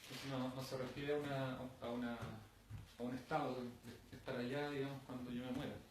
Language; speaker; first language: Spanish; native; Spanish